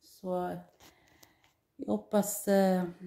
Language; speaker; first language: Swedish; non-native, learner; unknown